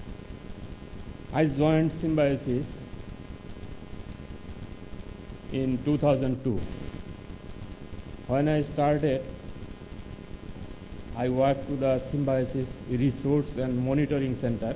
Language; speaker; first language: English; non-native, local second language; Bangla